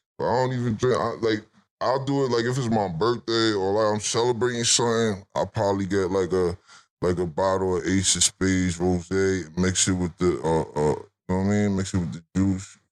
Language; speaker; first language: English; native; English